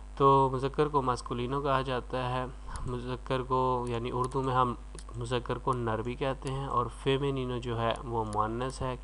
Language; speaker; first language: Urdu; native; Urdu